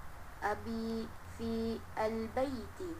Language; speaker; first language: Arabic; non-native, learner; Malay